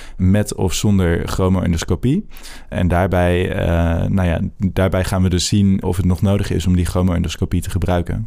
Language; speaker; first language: Dutch; native; Dutch